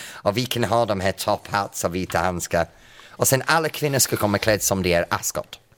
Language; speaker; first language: Swedish; non-native, fluent; English